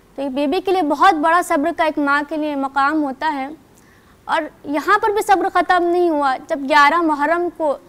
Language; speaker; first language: Urdu; non-native, local second language; Sindhi